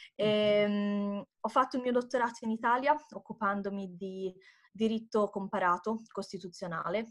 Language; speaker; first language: Italian; native; Italian